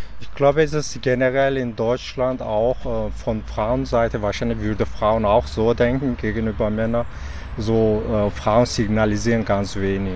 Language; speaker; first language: German; non-native, fluent; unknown